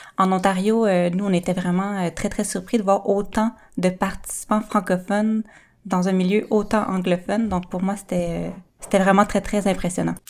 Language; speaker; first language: French; native; French